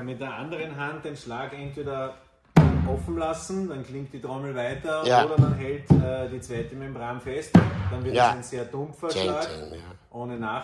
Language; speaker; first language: German; native; German